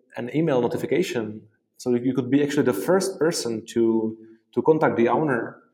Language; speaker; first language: English; non-native, fluent; Czech